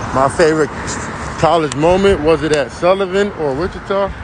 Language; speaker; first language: English; native; English